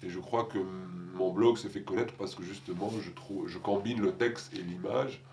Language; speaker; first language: French; non-native, local second language; Arabic